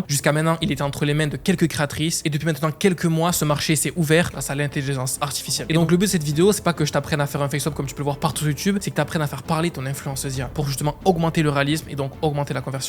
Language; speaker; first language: French; native; French